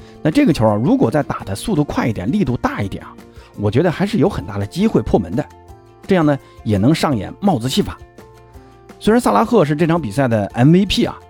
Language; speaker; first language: Chinese; native; Chinese